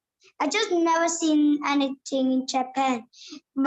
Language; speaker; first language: English; non-native, learner; Vietnamese